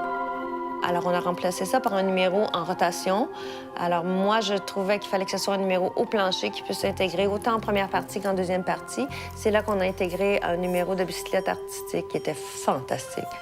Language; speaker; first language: French; native; French